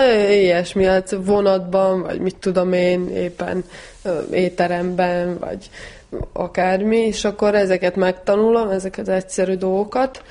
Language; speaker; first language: Hungarian; non-native, fluent; Serbian